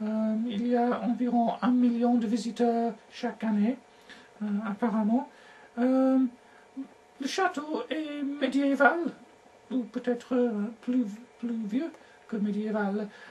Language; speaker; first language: French; non-native, learner; English